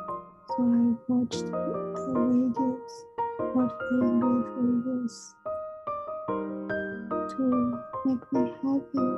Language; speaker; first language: English; non-native, learner; Chinese